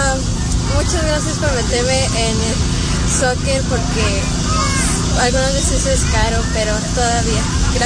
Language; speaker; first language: Spanish; early bilingual, heritage; Spanish